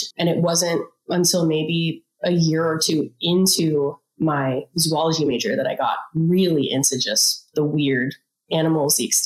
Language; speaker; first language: English; native; English